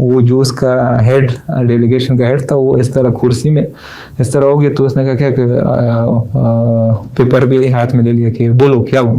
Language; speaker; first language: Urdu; non-native, learner; Pashto